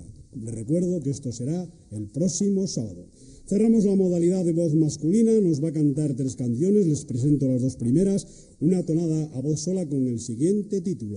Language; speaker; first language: Spanish; native; Spanish